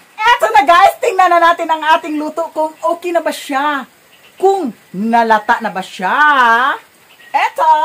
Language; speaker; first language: Filipino; non-native, local second language; Cebuano